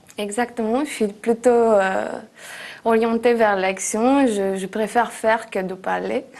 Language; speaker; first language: French; non-native, fluent; Romanian